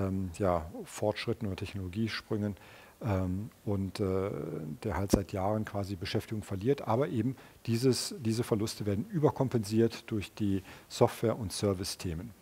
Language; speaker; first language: German; native; German